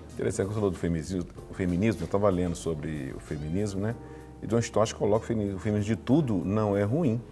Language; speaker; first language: Portuguese; native; Portuguese